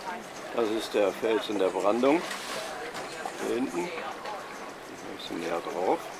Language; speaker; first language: German; native; German